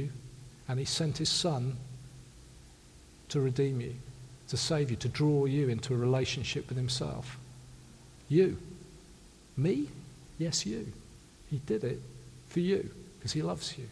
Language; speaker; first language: English; native; English